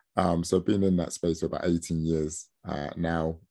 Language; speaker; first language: English; early bilingual, other home language; Yoruba